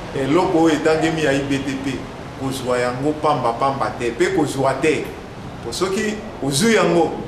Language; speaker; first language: Lingala; native; Lingala